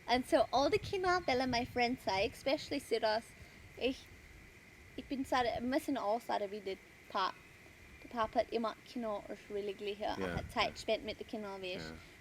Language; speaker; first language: German; early bilingual, heritage; Pennsylvania German